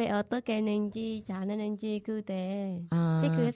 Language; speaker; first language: Korean; non-native, learner; Vietnamese